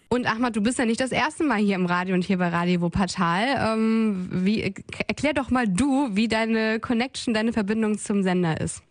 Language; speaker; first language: German; native; German